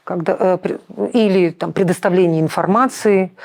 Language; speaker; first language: Russian; native; Russian